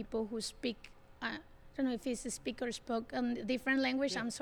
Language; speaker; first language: English; non-native, fluent; Spanish